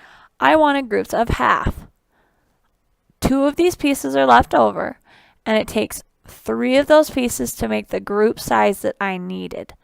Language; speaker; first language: English; native; English